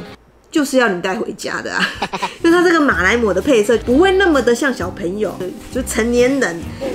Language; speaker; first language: Chinese; native; Chinese